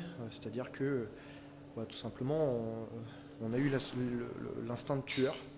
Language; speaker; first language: French; native; French